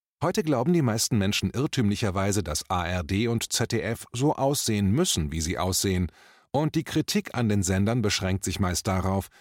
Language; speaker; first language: German; native; German